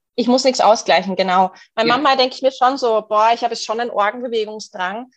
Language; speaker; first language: German; non-native, fluent; English